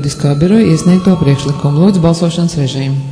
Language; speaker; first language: Latvian; native; Latvian